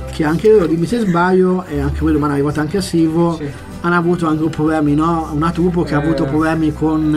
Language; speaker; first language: Italian; native; Italian